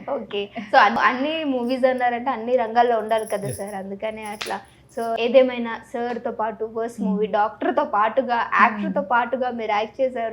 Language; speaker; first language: Telugu; native; Telugu